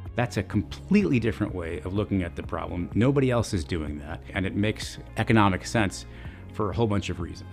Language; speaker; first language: English; native; English